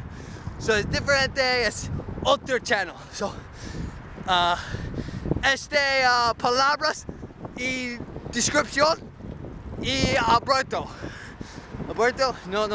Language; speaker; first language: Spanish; non-native, learner; English